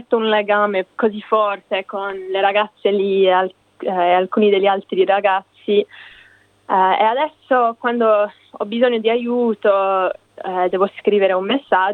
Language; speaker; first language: Italian; non-native, fluent; English